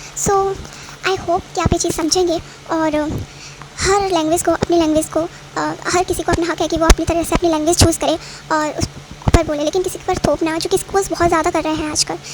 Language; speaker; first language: Hindi; native; Hindi